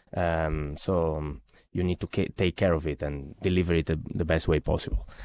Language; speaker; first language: English; non-native, fluent; Italian